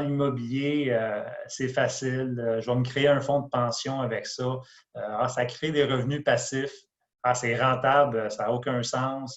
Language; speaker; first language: French; native; French